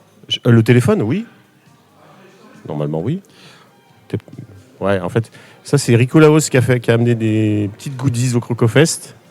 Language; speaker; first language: French; native; French